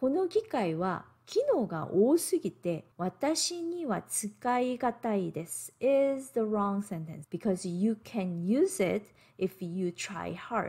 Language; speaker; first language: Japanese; non-native, fluent; Korean